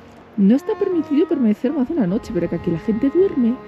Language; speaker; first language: Spanish; native; Spanish